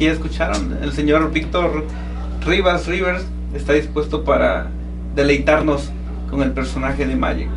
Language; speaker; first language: Spanish; native; Spanish